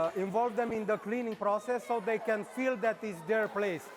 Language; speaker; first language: English; non-native, fluent; Romanian